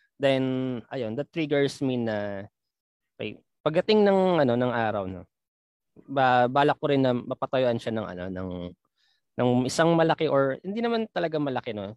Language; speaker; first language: Filipino; non-native, local second language; Pampanga